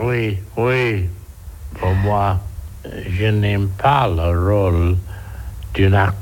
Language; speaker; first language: French; non-native, learner; English